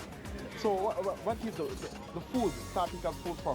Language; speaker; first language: English; non-native, learner; French